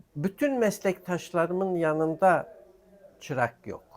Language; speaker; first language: Turkish; non-native, local second language; Armenian